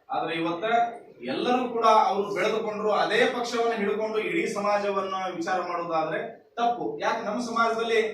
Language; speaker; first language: Kannada; non-native, local second language; Lambadi